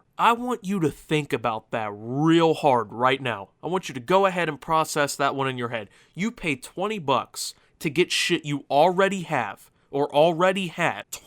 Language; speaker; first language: English; native; English